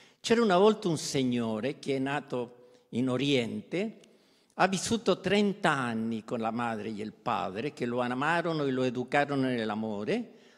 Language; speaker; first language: Italian; non-native, fluent; Spanish